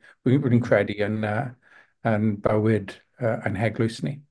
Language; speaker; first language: Welsh; non-native, local second language; English